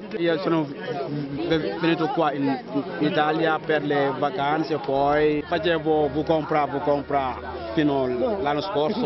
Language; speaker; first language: Italian; non-native, learner; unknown